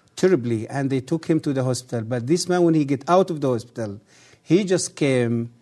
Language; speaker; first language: English; early bilingual, other home language; Arabic